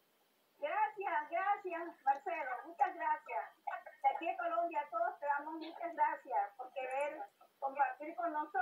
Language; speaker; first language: Spanish; native; Spanish